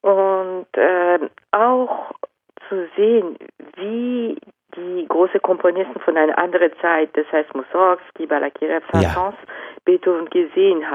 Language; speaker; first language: German; non-native, fluent; Japanese